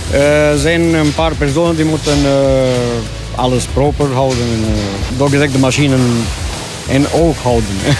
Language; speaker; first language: Dutch; non-native, learner; Romanian